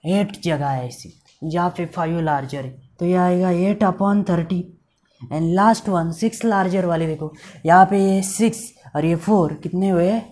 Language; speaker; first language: Hindi; non-native, local second language; Marathi